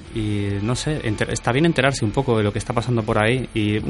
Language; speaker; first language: Spanish; native; Spanish